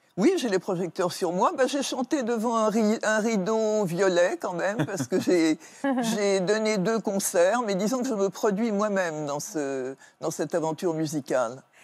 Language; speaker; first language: French; native; French